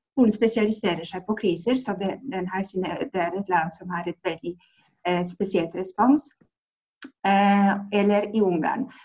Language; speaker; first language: Norwegian; non-native, fluent; Polish